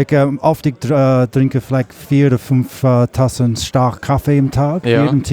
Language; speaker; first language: German; non-native, learner; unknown